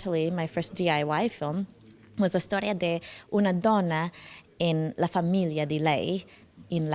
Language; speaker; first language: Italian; non-native, learner; English